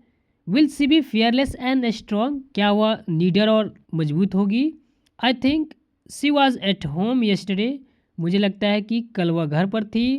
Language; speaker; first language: Hindi; native; Hindi